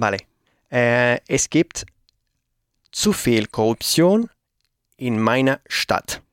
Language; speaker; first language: German; non-native, learner; Spanish